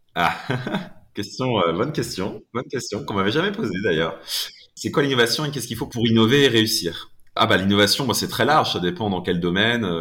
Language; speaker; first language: French; native; French